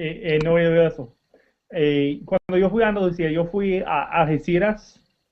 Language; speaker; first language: Spanish; non-native, learner; English